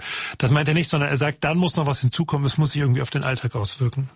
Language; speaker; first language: German; native; German